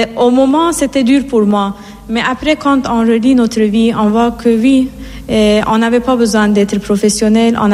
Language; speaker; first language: French; non-native, fluent; Persian